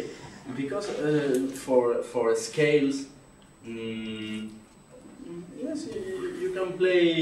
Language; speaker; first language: English; non-native, learner; Spanish